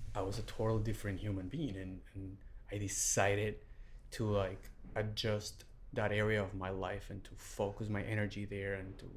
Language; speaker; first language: English; non-native, fluent; Spanish